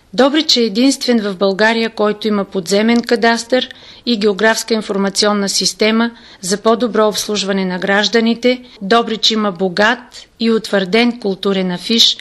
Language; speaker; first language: Bulgarian; native; Bulgarian